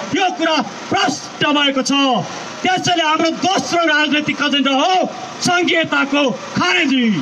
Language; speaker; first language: Nepali; native; Nepali